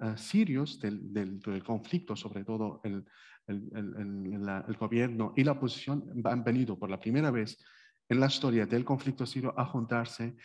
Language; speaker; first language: Spanish; non-native, fluent; Arabic